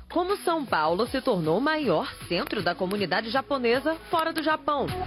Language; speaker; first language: Portuguese; native; Portuguese